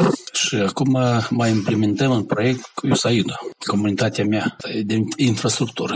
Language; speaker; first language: Romanian; non-native, local second language; Gagauz